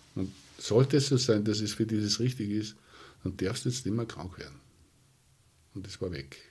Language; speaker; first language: German; native; German